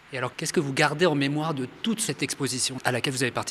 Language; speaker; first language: French; native; French